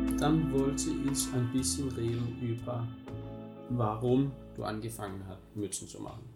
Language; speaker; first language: German; non-native, fluent; Danish